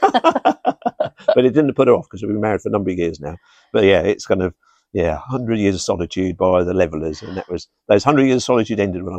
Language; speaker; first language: English; native; English